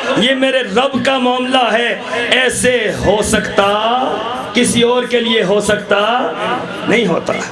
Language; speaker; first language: Urdu; non-native, local second language; Pahari-Potwari